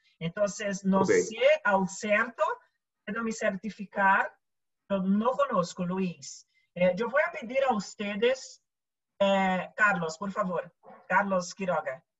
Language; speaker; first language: Spanish; non-native, learner; Portuguese